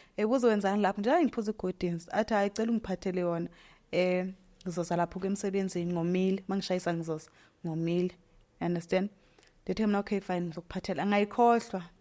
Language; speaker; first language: Zulu; non-native, local second language; Xhosa